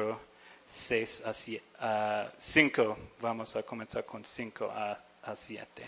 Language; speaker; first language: Spanish; non-native, fluent; English